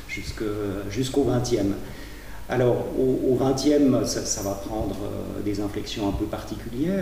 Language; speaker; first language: French; native; French